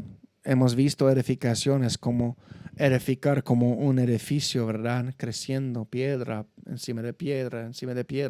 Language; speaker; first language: Spanish; non-native, fluent; English